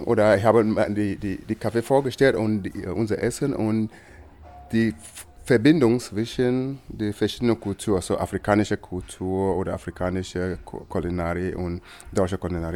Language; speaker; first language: German; non-native, fluent; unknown